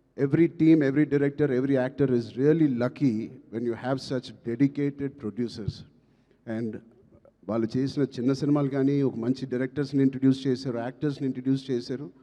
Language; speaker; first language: Telugu; native; Telugu